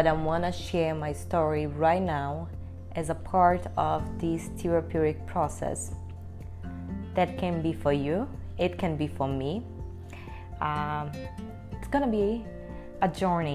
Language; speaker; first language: English; non-native, fluent; Portuguese